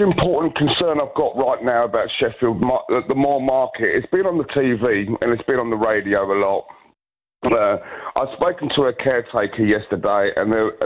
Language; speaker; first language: English; native; English